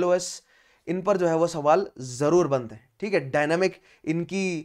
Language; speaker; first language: Hindi; native; Hindi